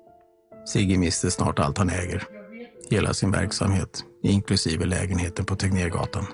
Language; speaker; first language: Swedish; native; Swedish